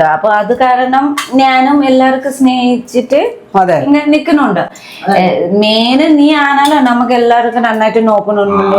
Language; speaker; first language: Malayalam; non-native, learner; Nepali